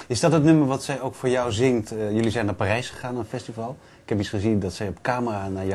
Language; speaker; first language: Dutch; native; Dutch